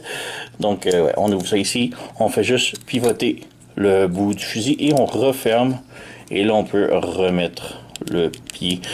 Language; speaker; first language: French; native; French